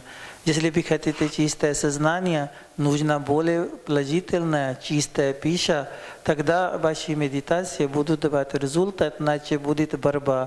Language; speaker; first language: Russian; non-native, learner; Hindi